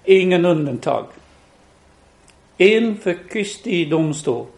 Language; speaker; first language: Swedish; non-native, fluent; English